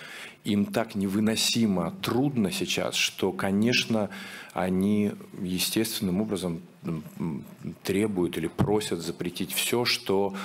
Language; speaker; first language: Russian; native; Russian